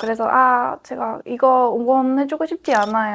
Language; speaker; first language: Korean; non-native, fluent; Spanish